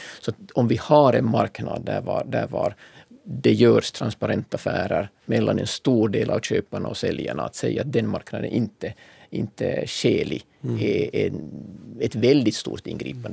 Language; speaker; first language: Swedish; native; Swedish